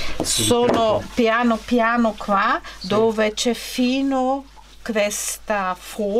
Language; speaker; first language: Italian; non-native, learner; Czech